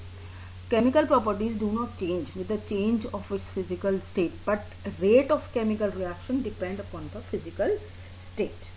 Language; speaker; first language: English; non-native, local second language; Hindi